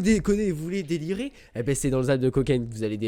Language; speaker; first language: French; native; French